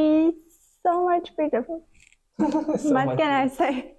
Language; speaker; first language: English; non-native, learner; Turkish